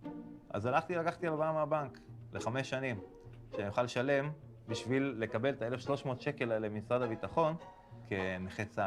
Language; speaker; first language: Hebrew; native; Hebrew